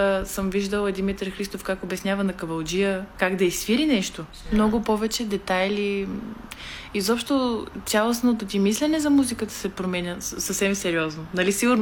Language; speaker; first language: Bulgarian; native; Bulgarian